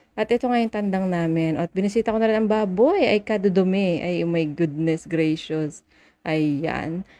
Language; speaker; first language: Filipino; native; Filipino